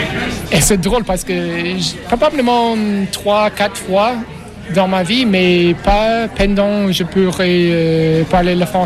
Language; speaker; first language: French; non-native, learner; English